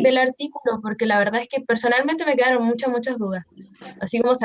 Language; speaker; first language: Spanish; native; Spanish